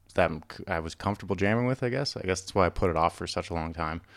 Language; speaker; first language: English; native; English